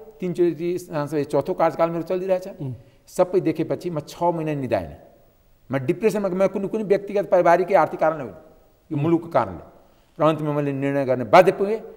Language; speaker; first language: Nepali; non-native, local second language; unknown